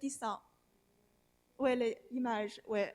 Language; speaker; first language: French; non-native, learner; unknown